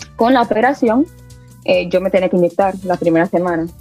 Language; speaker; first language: Spanish; early bilingual, heritage; Spanish